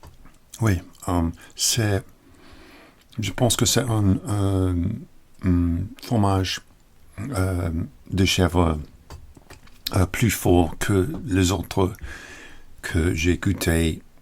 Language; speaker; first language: French; non-native, learner; English